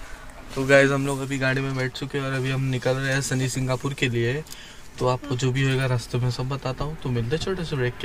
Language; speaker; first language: Hindi; native; Hindi